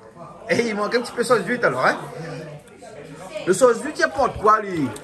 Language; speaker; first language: French; native; French